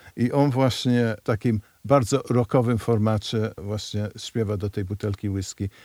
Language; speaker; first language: Polish; non-native, fluent; English